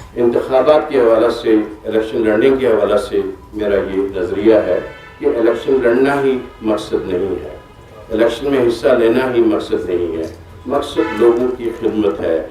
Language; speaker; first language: Urdu; non-native, local second language; Kashmiri